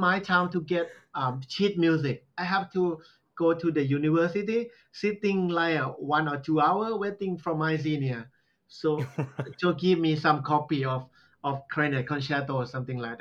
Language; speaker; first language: English; non-native, learner; Thai